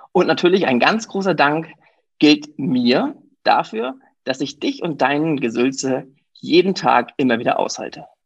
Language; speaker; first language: German; native; German